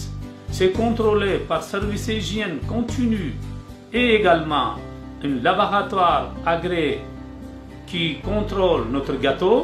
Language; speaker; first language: French; non-native, learner; Urdu